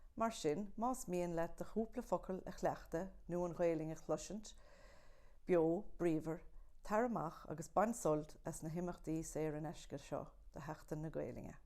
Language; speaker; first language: Irish; native; Irish